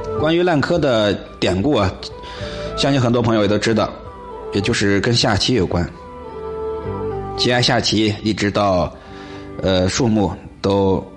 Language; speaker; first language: Chinese; native; Chinese